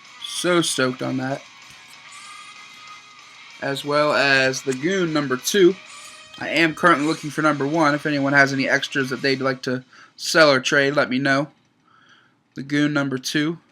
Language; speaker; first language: English; native; English